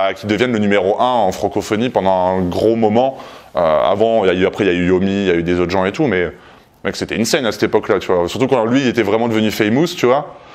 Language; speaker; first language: French; native; French